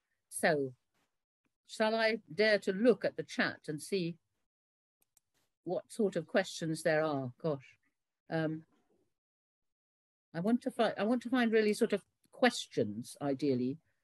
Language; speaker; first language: English; native; English